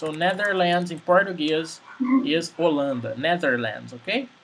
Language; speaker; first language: English; non-native, fluent; Portuguese